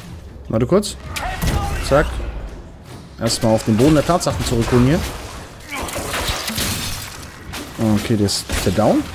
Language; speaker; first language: German; native; German